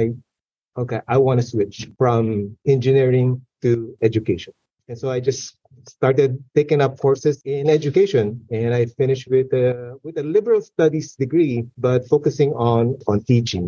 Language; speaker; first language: English; non-native, local second language; Filipino